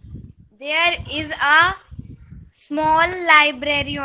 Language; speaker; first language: English; non-native, learner; Hindi